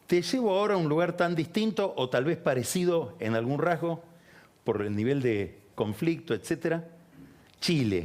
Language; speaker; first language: Spanish; native; Spanish